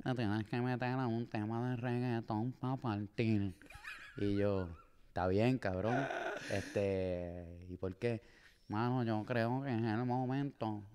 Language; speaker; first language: Spanish; native; Spanish